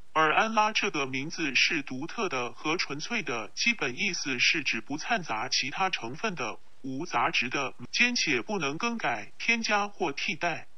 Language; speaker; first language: Chinese; non-native, local second language; Cantonese